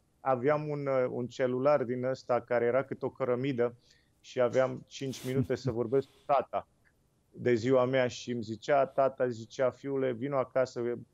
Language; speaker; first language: Romanian; native; Romanian